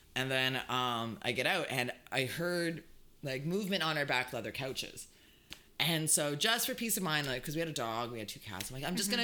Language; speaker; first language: English; native; English